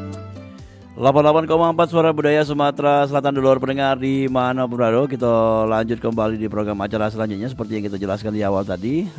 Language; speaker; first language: Indonesian; native; Indonesian